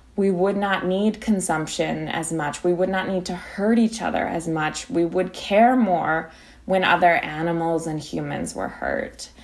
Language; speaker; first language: English; native; English